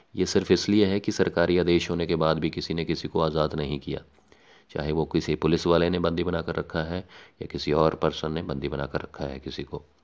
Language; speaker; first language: Hindi; non-native, local second language; Punjabi